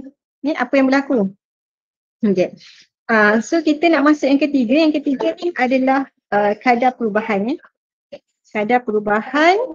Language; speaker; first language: Malay; native; Malay